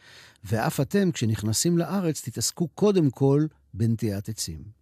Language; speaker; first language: Hebrew; native; Hebrew